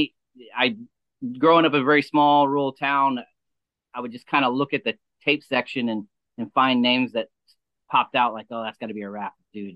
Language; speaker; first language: English; native; English